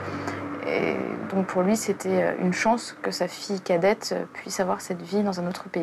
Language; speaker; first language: French; native; French